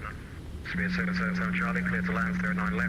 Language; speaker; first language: English; native; English